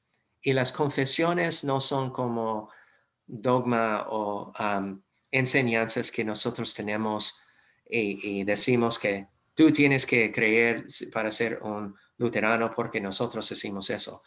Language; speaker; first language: Spanish; non-native, fluent; English